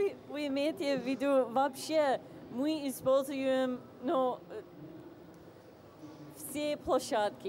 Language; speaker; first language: Russian; non-native, fluent; English